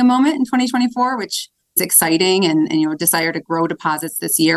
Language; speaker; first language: English; native; English